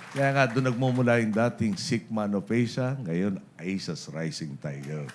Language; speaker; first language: Filipino; native; Filipino